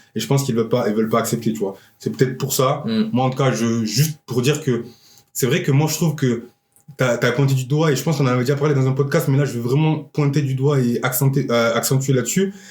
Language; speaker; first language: French; early bilingual, other home language; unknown